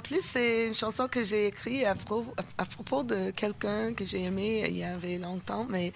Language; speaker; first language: French; non-native, fluent; English